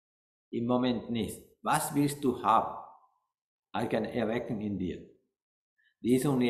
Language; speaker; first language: German; non-native, learner; Sinhala